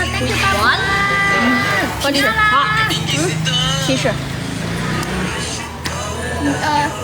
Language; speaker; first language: Chinese; non-native, learner; Thai